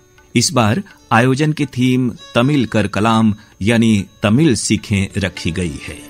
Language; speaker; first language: Hindi; native; Hindi